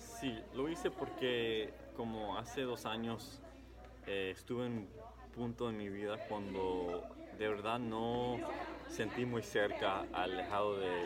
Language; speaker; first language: Spanish; early bilingual, heritage; English